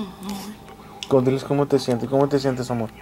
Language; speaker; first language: Spanish; native; Spanish